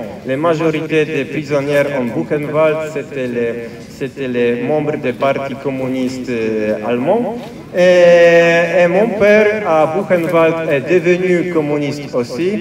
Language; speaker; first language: French; non-native, fluent; Polish